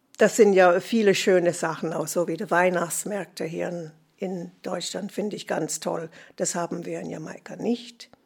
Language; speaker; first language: German; non-native, fluent; English